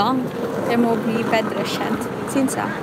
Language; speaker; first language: Norwegian; non-native, fluent; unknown